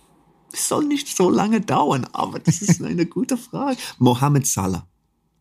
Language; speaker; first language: German; non-native, fluent; English